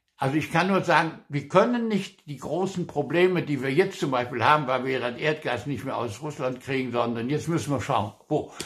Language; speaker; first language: German; non-native, local second language; Luxembourgish